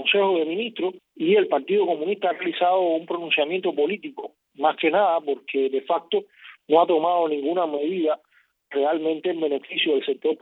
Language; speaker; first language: Spanish; native; Spanish